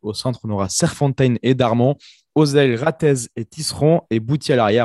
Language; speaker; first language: French; native; French